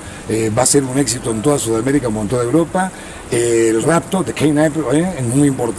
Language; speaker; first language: Spanish; native; Spanish